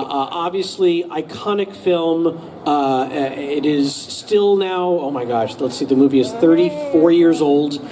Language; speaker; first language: English; native; English